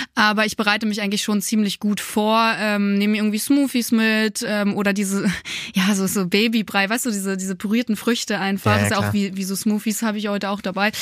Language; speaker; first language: German; early bilingual, other home language; Polish